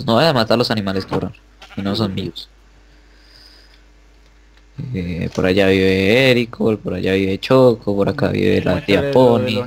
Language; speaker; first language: Spanish; native; Spanish